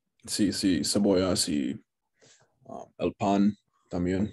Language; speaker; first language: Spanish; non-native, learner; English